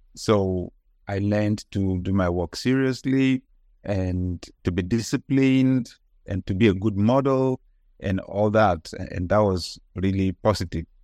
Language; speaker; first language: English; non-native, local second language; Yoruba